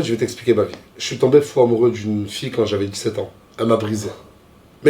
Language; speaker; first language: French; native; French